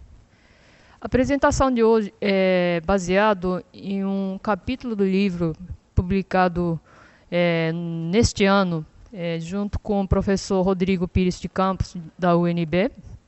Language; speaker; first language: Portuguese; non-native, fluent; Japanese